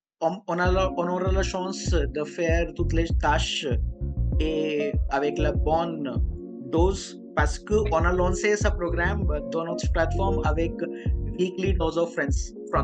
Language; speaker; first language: French; non-native, local second language; Hindi